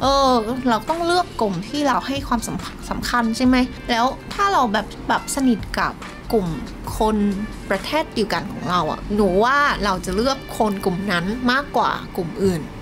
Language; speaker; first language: Thai; non-native, fluent; Vietnamese